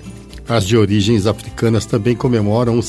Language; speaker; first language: Portuguese; native; Portuguese